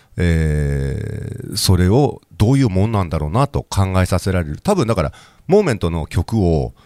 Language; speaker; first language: Japanese; native; Japanese